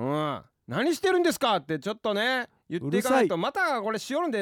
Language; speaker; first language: Japanese; native; Japanese